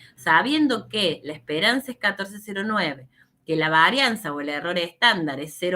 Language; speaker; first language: Spanish; native; Spanish